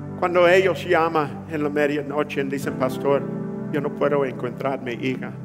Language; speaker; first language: Spanish; early bilingual, heritage; Spanish